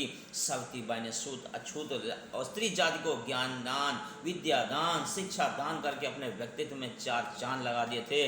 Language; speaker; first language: Hindi; native; Hindi